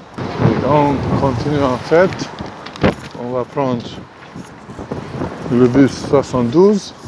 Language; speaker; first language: French; non-native, fluent; Hungarian